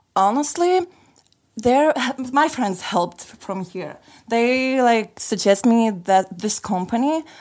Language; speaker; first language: English; non-native, fluent; Lithuanian